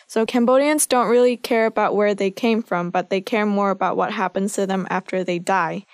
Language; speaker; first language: English; non-native, fluent; Khmer